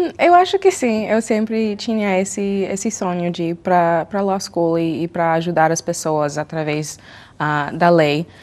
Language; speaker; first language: Portuguese; non-native, fluent; English